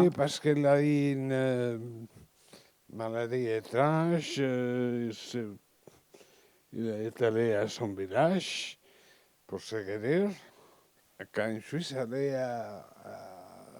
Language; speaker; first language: French; non-native, learner; Catalan